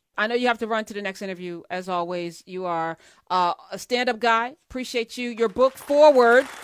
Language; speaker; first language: English; native; English